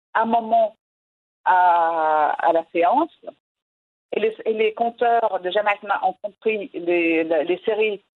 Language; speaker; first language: French; non-native, local second language; Arabic